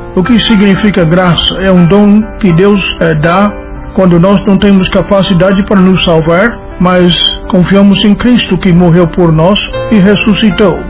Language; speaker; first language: Portuguese; non-native, fluent; English